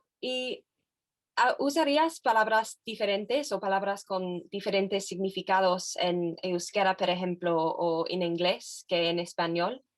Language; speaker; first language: Spanish; non-native, fluent; English